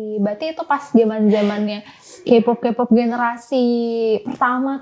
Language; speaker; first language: Indonesian; native; Indonesian